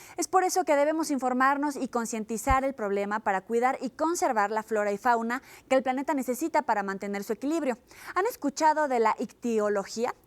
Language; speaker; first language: Spanish; native; Spanish